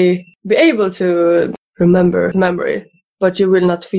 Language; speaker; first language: English; non-native, fluent; Swedish